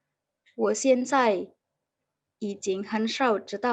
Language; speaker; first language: Chinese; non-native, fluent; Indonesian